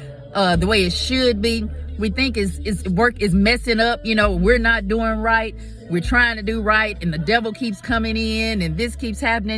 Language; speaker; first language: English; native; English